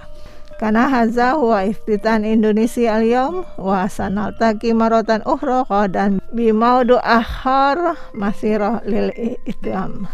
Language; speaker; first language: Arabic; non-native, fluent; Indonesian